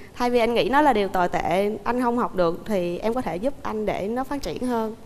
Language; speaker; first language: Vietnamese; native; Vietnamese